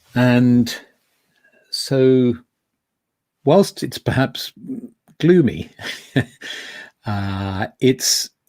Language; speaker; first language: English; native; English